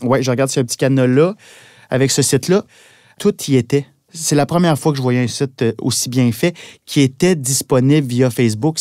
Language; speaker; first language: French; native; French